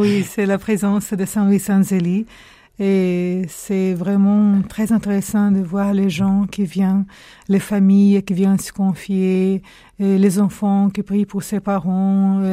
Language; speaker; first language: French; non-native, fluent; Portuguese